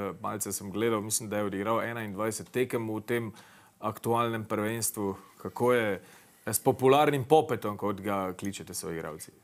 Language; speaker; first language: Slovenian; native; Slovenian